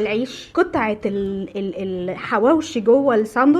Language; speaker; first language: Arabic; native; Arabic